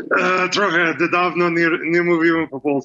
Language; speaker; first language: Polish; non-native, learner; English